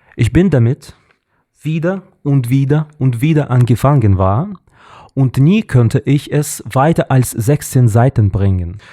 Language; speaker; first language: German; non-native, learner; Russian